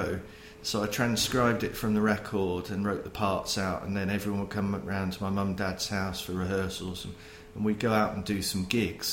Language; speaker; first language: English; native; English